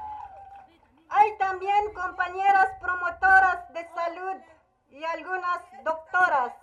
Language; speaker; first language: Spanish; non-native, local second language; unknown